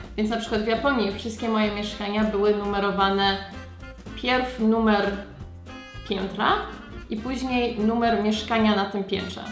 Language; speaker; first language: Polish; early bilingual, heritage; Polish